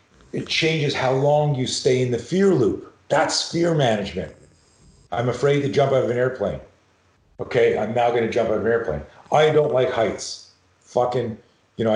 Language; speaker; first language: English; native; English